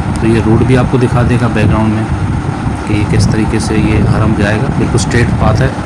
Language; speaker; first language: Urdu; non-native, local second language; Punjabi